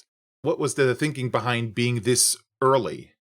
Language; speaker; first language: English; native; English